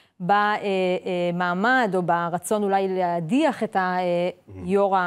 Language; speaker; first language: Hebrew; native; Hebrew